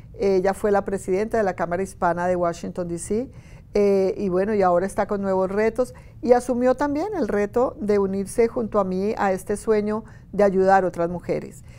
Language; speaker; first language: Spanish; native; Spanish